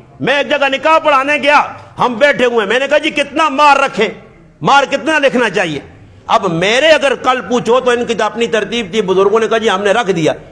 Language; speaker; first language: Urdu; non-native, local second language; Northern Hindko